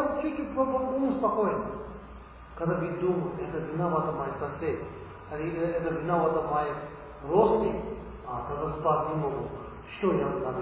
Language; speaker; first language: Russian; non-native, learner; Tibetan